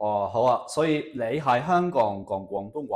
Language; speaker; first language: Cantonese; non-native, fluent; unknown